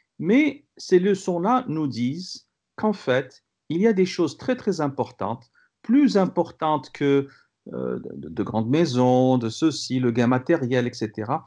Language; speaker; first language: French; non-native, local second language; Kabyle